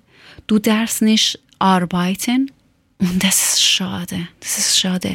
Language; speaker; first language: German; non-native, learner; Persian